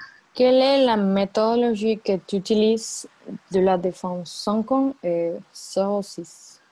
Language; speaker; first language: French; non-native, learner; Spanish